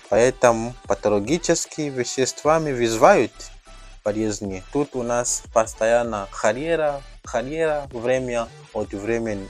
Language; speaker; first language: Russian; non-native, fluent; Nyanja